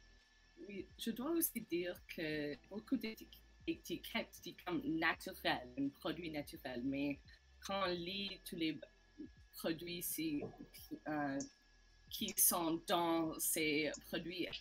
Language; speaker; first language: French; non-native, local second language; English